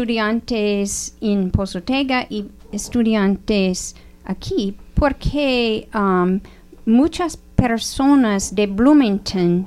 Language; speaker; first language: Spanish; non-native, learner; English